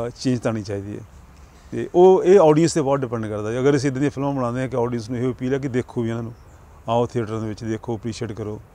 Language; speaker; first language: Punjabi; early bilingual, heritage; Punjabi